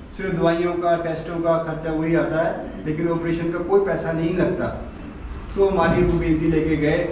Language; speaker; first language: Hindi; non-native, local second language; Punjabi